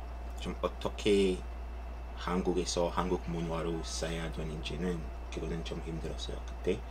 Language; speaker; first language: Korean; non-native, learner; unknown